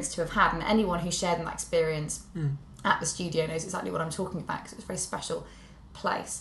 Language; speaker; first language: English; native; English